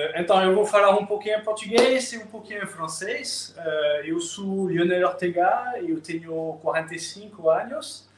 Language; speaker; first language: Portuguese; non-native, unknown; French